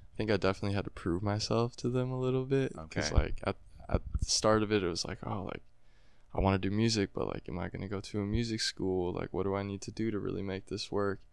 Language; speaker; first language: English; native; English